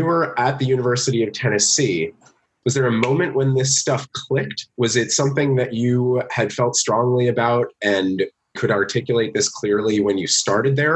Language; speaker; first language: English; native; English